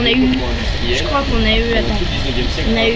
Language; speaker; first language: French; native; French